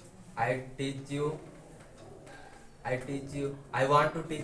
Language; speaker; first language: English; non-native, learner; Hindi